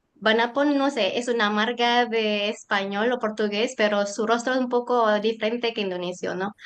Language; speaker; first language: Spanish; non-native, learner; Indonesian